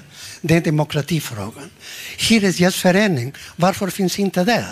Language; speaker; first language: Swedish; non-native, learner; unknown